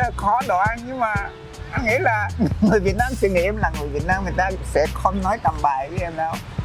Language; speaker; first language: Vietnamese; non-native, fluent; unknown